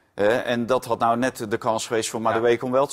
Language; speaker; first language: Dutch; native; Dutch